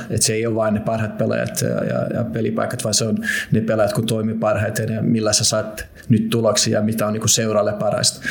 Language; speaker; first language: Finnish; non-native, local second language; Swedish